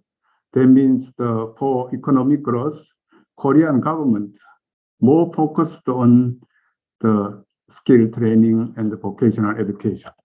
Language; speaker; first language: English; non-native, learner; Korean